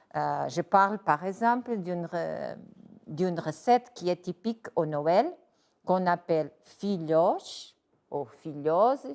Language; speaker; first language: French; non-native, fluent; Portuguese